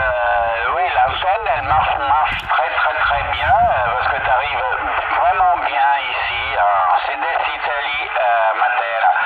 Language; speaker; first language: French; early bilingual, heritage; Italian